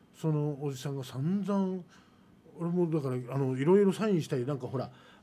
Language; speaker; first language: Japanese; native; Japanese